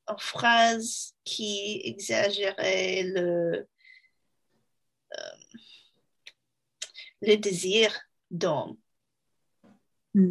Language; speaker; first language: French; non-native, learner; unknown